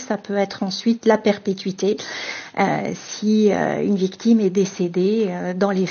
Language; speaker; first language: French; native; French